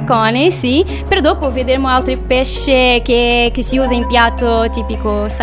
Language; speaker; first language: Italian; non-native, learner; Portuguese